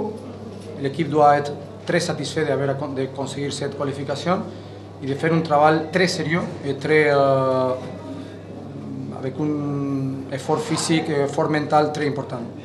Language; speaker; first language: French; non-native, learner; Catalan